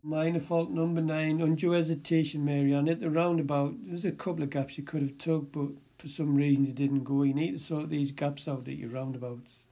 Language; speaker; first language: English; native; English